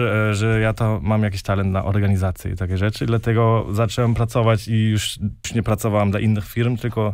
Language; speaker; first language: Polish; early bilingual, heritage; German